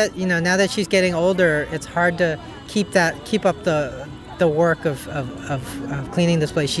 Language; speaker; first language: English; native; English